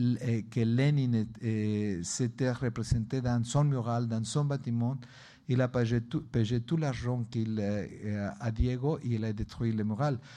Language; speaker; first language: French; non-native, learner; Spanish